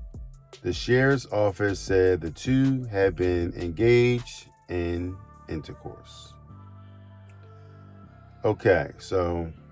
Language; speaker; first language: English; native; English